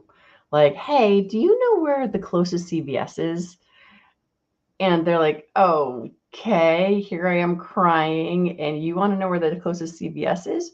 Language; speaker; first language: English; native; English